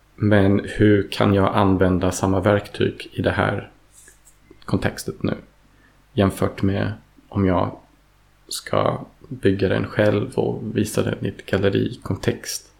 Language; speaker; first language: Swedish; early bilingual, heritage; Swedish